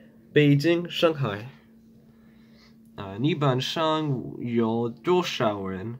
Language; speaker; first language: Chinese; non-native, learner; English